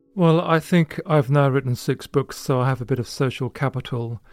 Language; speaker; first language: English; native; English